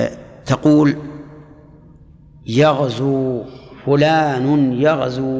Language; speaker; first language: Arabic; native; Arabic